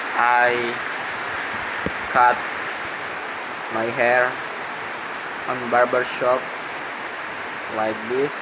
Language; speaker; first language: English; non-native, learner; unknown